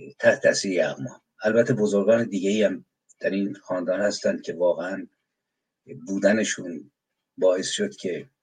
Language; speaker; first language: Persian; native; Persian